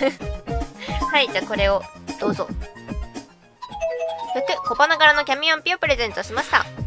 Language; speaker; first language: Japanese; native; Japanese